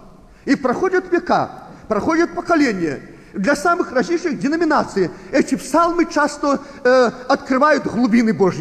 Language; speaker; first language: Russian; native; Russian